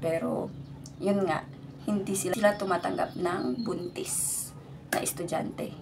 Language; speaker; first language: Filipino; native; Filipino